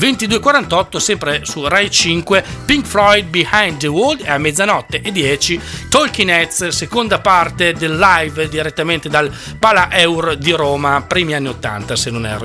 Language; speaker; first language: Italian; native; Italian